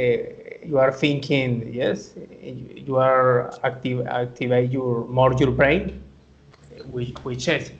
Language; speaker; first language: English; non-native, learner; Spanish